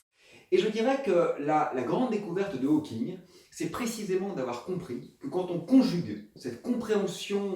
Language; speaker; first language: French; native; French